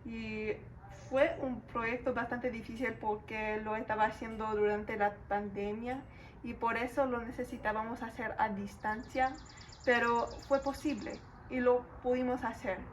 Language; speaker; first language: Spanish; non-native, fluent; English